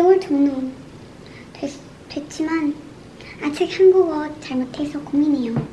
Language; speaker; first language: Korean; non-native, learner; Vietnamese